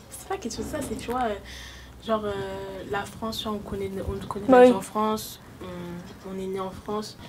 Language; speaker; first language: French; native; French